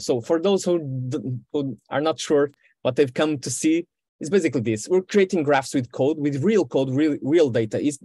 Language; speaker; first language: English; non-native, fluent; Portuguese